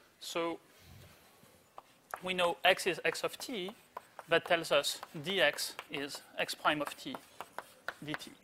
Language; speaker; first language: English; native; English